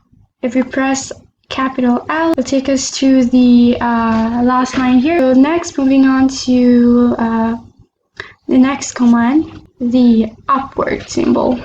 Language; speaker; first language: English; non-native, local second language; Malay